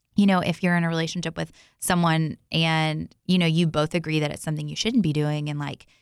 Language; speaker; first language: English; native; English